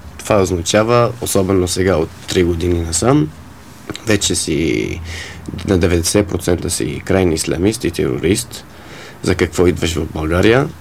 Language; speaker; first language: Bulgarian; non-native, fluent; Arabic